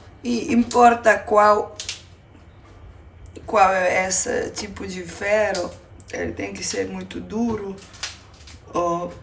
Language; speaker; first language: Portuguese; non-native, fluent; Slovenian